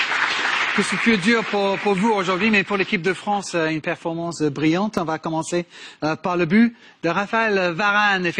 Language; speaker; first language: French; native; French